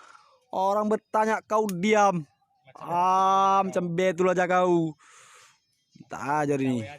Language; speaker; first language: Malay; non-native, local second language; Achinese